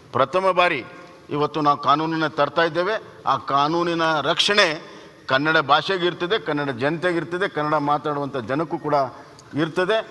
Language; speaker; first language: Kannada; native; Kannada